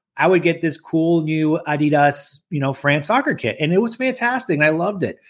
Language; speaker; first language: English; early bilingual, other home language; French